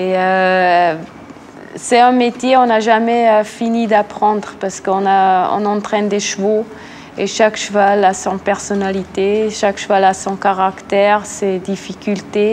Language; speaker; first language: French; non-native, local second language; German